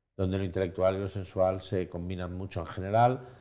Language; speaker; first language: Spanish; native; Spanish